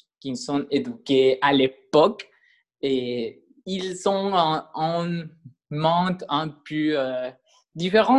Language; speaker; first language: French; non-native, learner; Spanish